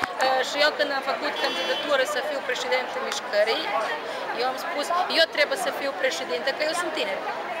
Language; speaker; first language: Romanian; early bilingual, heritage; Romanian